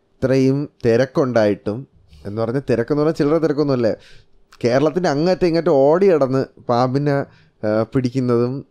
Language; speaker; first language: Malayalam; native; Malayalam